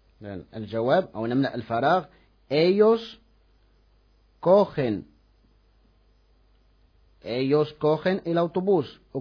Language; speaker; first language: Spanish; non-native, fluent; Arabic